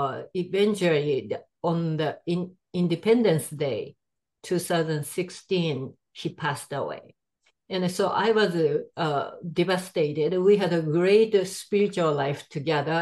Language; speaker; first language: English; non-native, fluent; Japanese